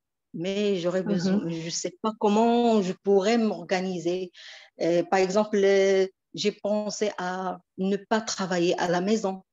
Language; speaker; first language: French; non-native, local second language; Arabic